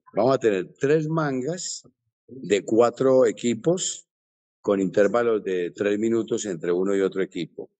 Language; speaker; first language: Spanish; native; Spanish